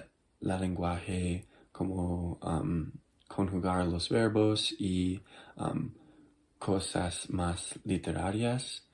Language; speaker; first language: Spanish; non-native, learner; English